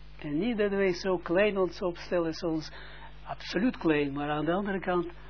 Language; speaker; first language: Dutch; non-native, fluent; Russian